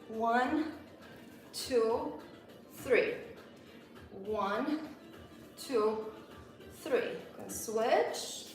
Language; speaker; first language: English; non-native, fluent; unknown